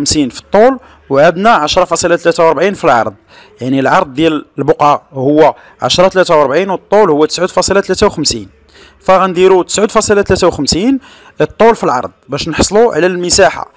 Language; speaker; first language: Arabic; native; Arabic